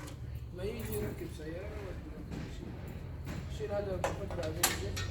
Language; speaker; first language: Arabic; non-native, learner; Filipino